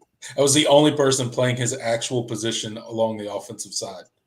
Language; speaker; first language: English; native; English